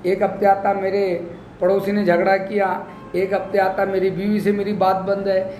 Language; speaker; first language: Hindi; non-native, local second language; Marathi